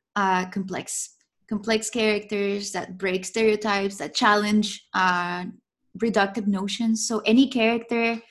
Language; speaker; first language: English; non-native, fluent; Spanish